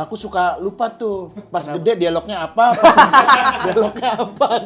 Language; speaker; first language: Indonesian; native; Indonesian